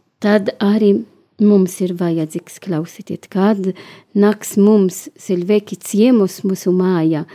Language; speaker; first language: Latvian; non-native, learner; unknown